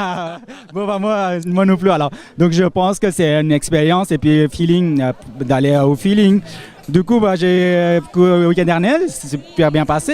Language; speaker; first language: French; native; French